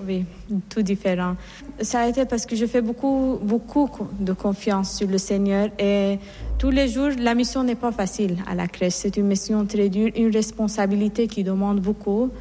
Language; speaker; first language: French; non-native, fluent; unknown